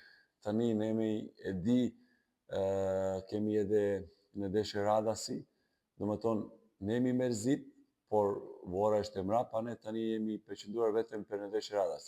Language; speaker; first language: Albanian; non-native, learner; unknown